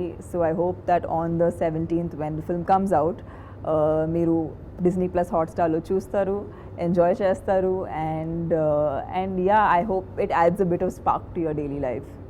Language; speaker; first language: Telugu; non-native, fluent; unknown